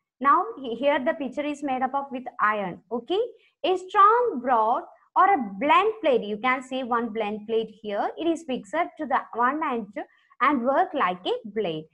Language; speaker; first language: English; non-native, local second language; Malayalam